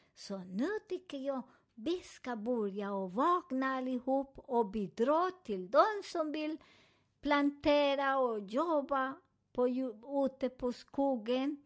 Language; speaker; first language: Swedish; non-native, fluent; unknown